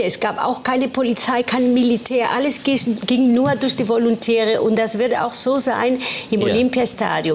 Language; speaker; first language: German; non-native, fluent; Spanish